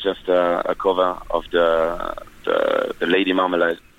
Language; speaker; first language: English; non-native, fluent; French